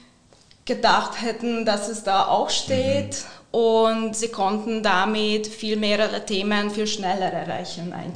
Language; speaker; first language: German; non-native, fluent; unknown